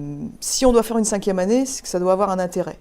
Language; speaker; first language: French; native; French